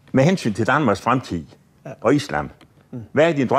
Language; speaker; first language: Danish; native; Danish